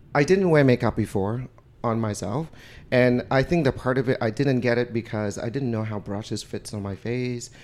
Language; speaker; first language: English; non-native, fluent; Vietnamese